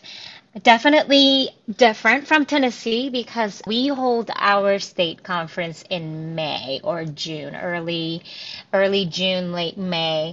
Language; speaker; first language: English; native; English